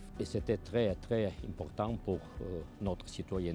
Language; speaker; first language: French; non-native, fluent; Ukrainian